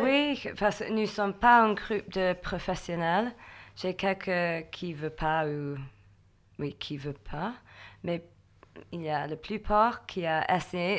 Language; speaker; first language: French; non-native, learner; English